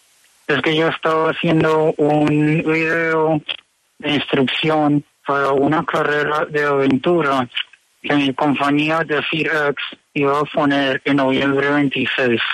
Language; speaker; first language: Spanish; early bilingual, heritage; Spanish